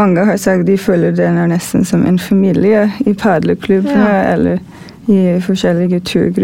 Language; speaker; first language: Norwegian; non-native, fluent; English